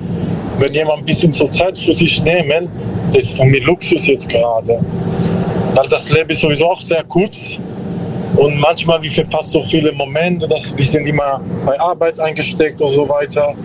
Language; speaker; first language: German; non-native, learner; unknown